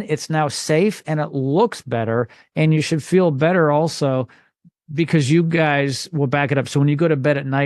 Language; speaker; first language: English; native; English